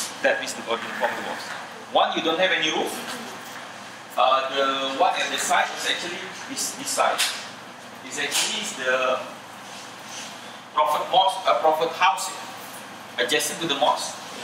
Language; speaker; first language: English; non-native, fluent; Indonesian